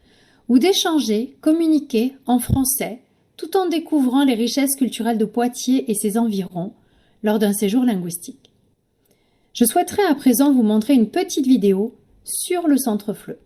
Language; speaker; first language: French; native; French